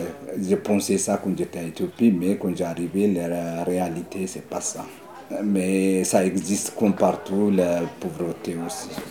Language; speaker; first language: French; non-native, learner; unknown